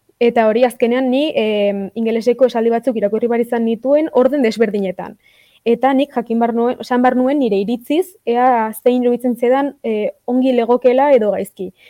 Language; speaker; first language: Basque; native; Basque